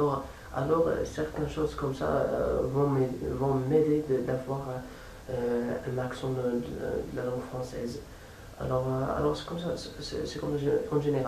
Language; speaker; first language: French; non-native, fluent; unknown